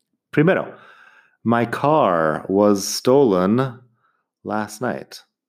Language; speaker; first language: English; native; English